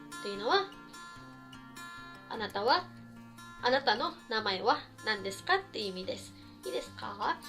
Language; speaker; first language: Japanese; non-native, fluent; Filipino